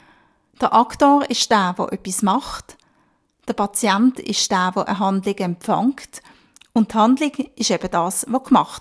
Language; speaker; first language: German; native; German